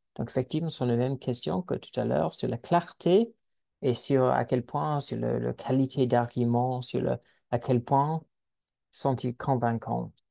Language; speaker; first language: French; non-native, fluent; English